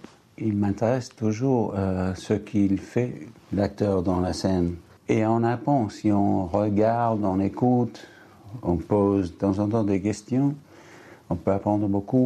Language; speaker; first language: French; non-native, fluent; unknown